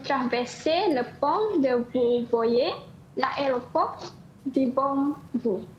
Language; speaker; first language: French; non-native, learner; Malay